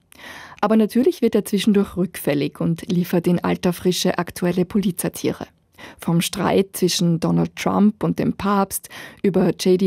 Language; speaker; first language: German; native; German